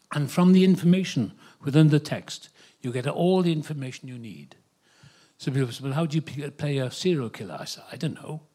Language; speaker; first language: English; native; English